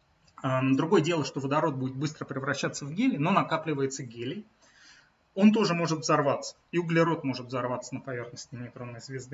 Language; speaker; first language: Russian; native; Russian